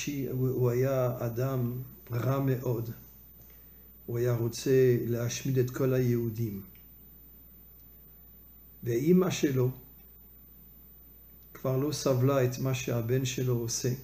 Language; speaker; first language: Hebrew; non-native, fluent; French